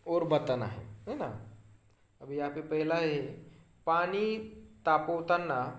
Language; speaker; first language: Hindi; non-native, local second language; Marathi